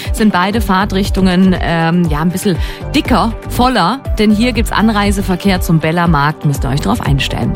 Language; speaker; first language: German; native; German